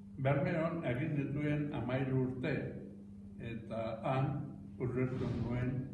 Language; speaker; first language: Basque; non-native, local second language; Spanish